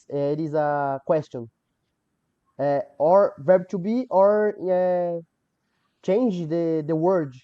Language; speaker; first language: English; non-native, learner; Portuguese